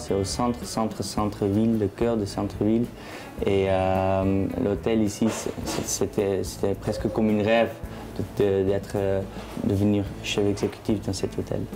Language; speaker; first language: French; non-native, fluent; Dutch